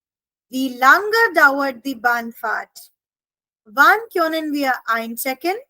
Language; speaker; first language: German; non-native, fluent; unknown